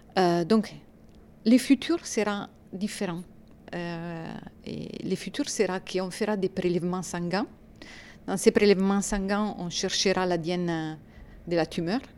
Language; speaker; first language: French; non-native, fluent; Italian